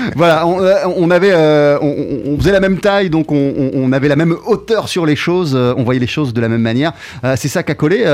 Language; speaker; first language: French; native; French